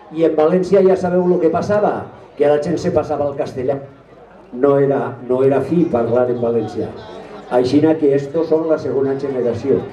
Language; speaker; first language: Catalan; non-native, local second language; Spanish